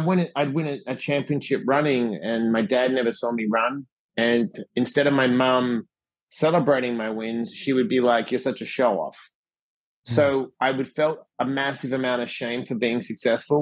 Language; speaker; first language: English; native; English